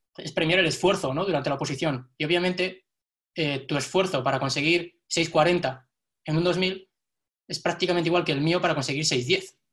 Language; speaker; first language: Spanish; native; Spanish